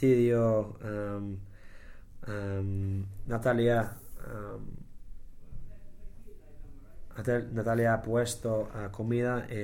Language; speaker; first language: Spanish; non-native, learner; English